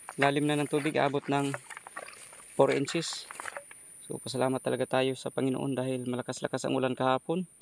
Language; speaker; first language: Filipino; non-native, local second language; Cebuano